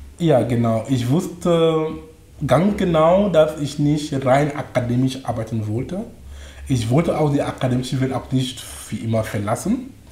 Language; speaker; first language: German; non-native, fluent; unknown